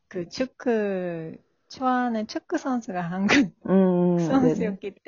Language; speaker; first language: Korean; non-native, fluent; Japanese